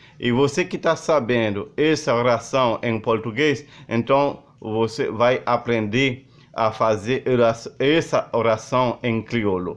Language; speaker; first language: Portuguese; non-native, learner; Haitian Creole